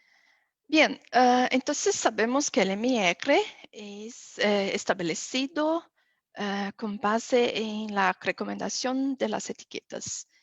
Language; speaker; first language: Spanish; non-native, fluent; Portuguese